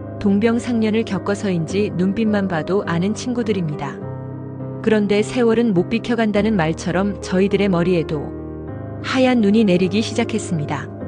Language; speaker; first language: Korean; non-native, fluent; Japanese